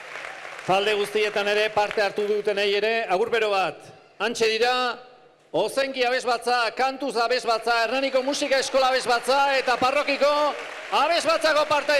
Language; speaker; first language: Basque; native; Basque